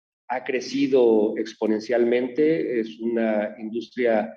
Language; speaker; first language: Spanish; native; Spanish